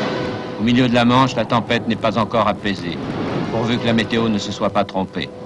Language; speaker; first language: French; native; French